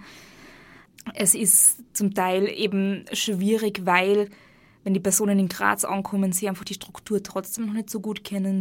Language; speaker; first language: German; native; German